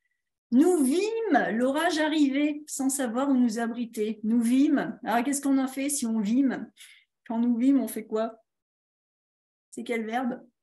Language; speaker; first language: French; native; French